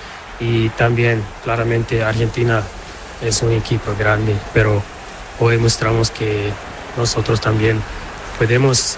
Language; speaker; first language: Spanish; non-native, learner; Portuguese